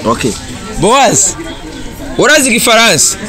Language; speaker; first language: French; non-native, learner; Rundi